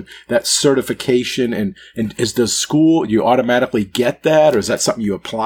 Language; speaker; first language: English; native; English